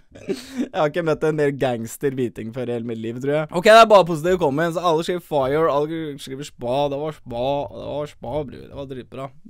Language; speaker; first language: Norwegian; early bilingual, other home language; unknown